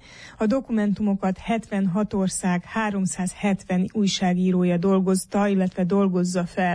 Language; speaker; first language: Hungarian; native; Hungarian